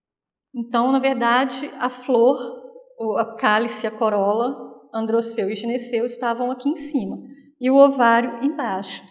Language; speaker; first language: Portuguese; native; Portuguese